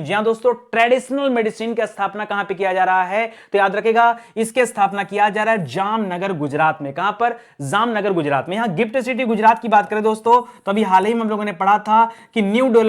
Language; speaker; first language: Hindi; native; Hindi